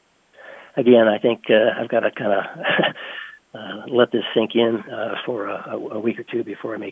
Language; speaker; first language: English; native; English